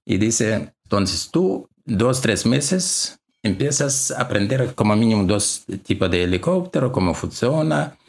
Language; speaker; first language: Spanish; non-native, learner; Russian